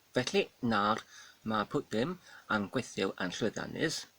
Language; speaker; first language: Welsh; non-native, learner; Polish